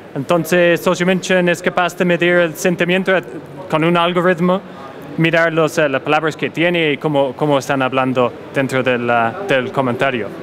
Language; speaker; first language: Spanish; non-native, fluent; English